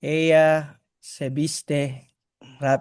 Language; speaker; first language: Spanish; non-native, learner; Filipino